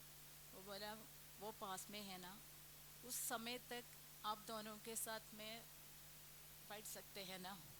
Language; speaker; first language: Hindi; non-native, local second language; Malayalam